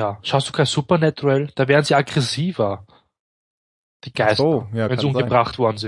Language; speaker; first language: German; native; German